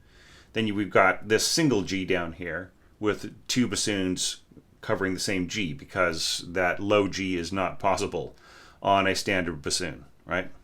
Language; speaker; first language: English; native; English